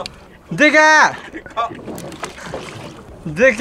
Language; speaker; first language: Japanese; native; Japanese